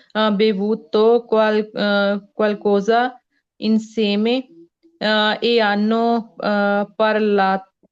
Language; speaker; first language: Italian; non-native, learner; Punjabi